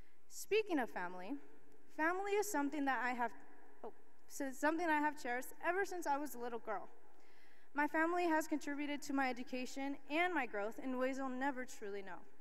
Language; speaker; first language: English; early bilingual, other home language; Spanish